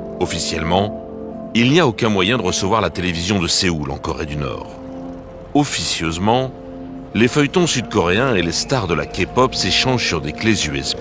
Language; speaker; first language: French; native; French